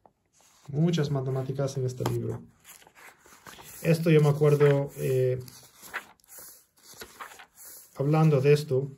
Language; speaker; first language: Spanish; early bilingual, heritage; Spanish